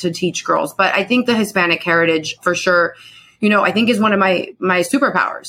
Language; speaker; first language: English; early bilingual, other home language; Spanish